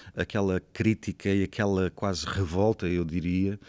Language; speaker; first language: Portuguese; native; Portuguese